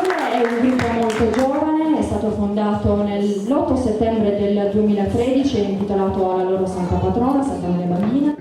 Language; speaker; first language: Italian; native; Italian